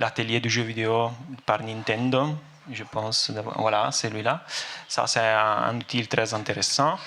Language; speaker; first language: French; non-native, fluent; Italian